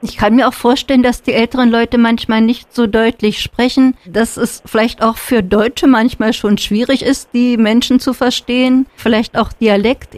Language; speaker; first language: German; native; German